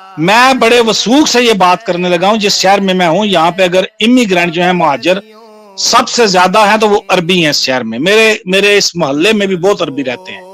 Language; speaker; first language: Urdu; non-native, local second language; Punjabi